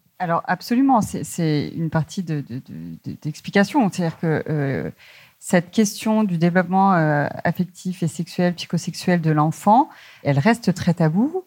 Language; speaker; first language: French; native; French